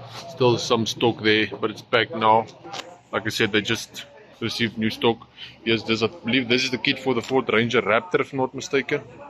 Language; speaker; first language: English; non-native, local second language; Afrikaans